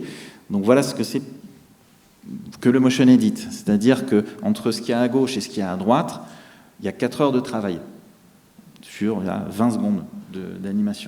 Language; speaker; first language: French; native; French